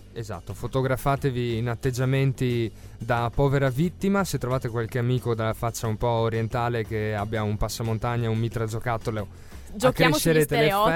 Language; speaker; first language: Italian; native; Italian